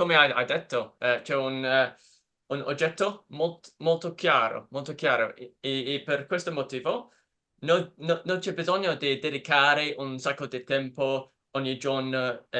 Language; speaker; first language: Italian; non-native, learner; English